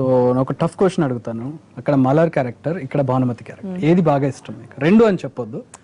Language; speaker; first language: Telugu; native; Telugu